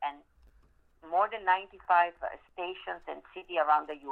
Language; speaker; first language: English; non-native, fluent; Italian